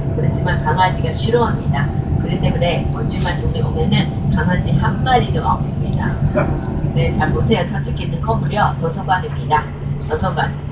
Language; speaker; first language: Korean; non-native, learner; Chinese